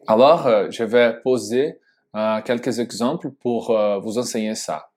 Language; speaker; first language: French; non-native, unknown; Portuguese